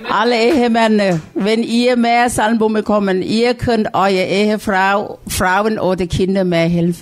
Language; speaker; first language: German; non-native, learner; Thai